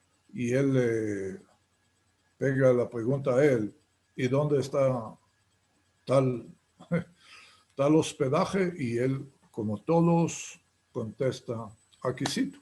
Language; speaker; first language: Spanish; non-native, fluent; Hebrew